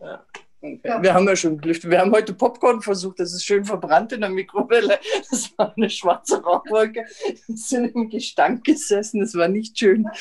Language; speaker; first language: German; native; German